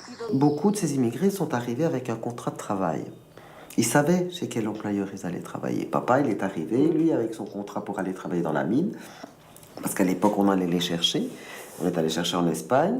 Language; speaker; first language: French; early bilingual, other home language; Spanish